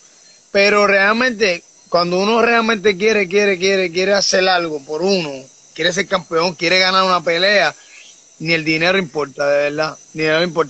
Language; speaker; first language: Spanish; native; Spanish